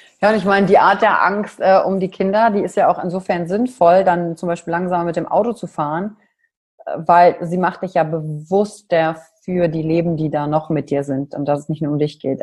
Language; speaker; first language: German; native; German